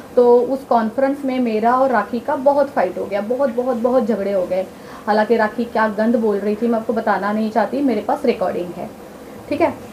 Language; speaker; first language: Hindi; non-native, local second language; Marathi